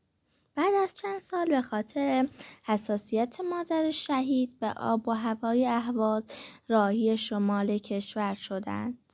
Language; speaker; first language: Persian; native; Persian